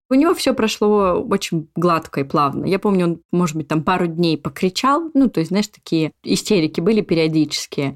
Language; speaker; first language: Russian; native; Russian